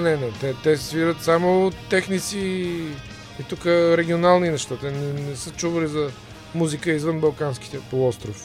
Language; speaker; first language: Bulgarian; native; Bulgarian